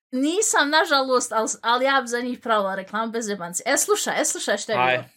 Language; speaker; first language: Bosnian; early bilingual, heritage; Bosnian